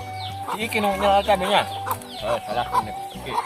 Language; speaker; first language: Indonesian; non-native, local second language; Sundanese